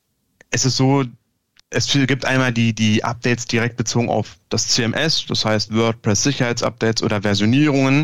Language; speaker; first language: German; native; German